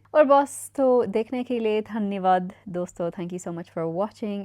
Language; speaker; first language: Hindi; non-native, learner; English